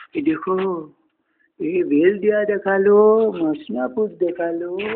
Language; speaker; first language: Hindi; non-native, local second language; Bangla